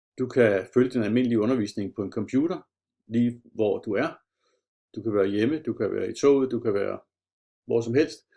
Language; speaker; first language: Danish; native; Danish